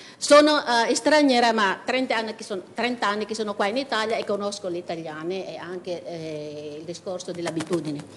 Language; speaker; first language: Italian; non-native, fluent; Ukrainian